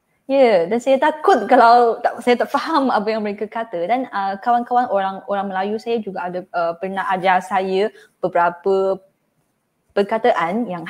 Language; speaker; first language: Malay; non-native, fluent; Chinese